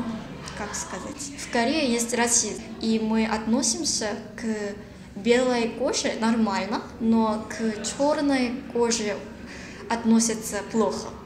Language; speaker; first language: Russian; non-native, learner; Korean